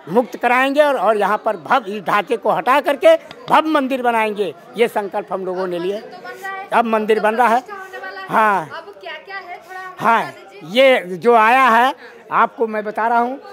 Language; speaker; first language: Hindi; native; Hindi